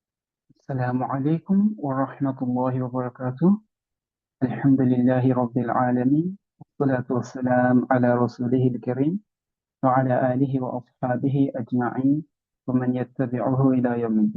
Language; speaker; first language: Arabic; non-native, fluent; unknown